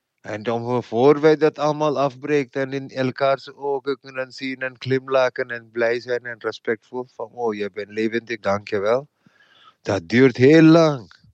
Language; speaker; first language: Dutch; non-native, fluent; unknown